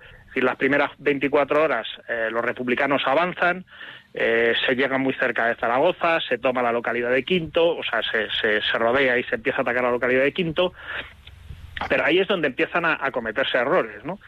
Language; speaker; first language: Spanish; native; Spanish